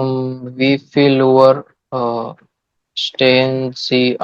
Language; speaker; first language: German; non-native, learner; Marathi